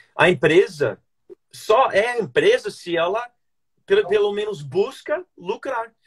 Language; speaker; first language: Portuguese; non-native, fluent; English